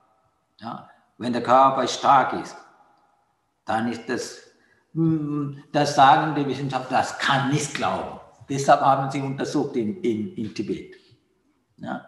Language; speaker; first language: German; non-native, learner; Sinhala